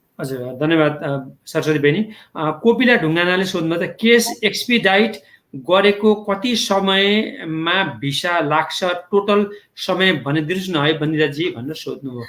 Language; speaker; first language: Nepali; native; Nepali